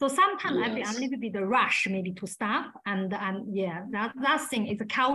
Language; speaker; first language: English; non-native, learner; Chinese